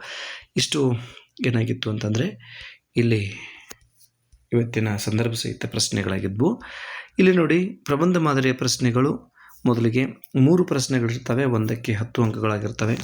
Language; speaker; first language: Kannada; native; Kannada